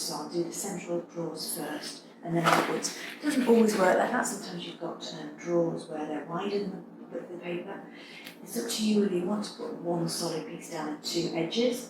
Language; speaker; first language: English; native; English